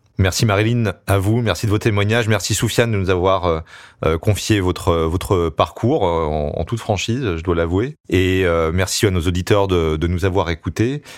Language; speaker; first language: French; native; French